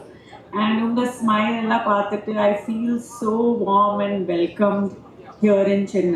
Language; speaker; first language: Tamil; non-native, fluent; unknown